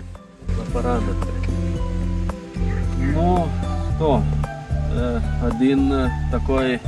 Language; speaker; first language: Russian; non-native, fluent; Lithuanian